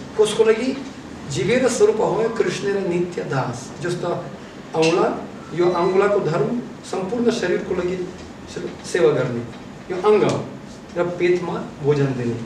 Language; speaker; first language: Nepali; non-native, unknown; Russian